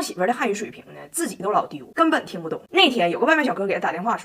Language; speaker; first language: Chinese; native; Chinese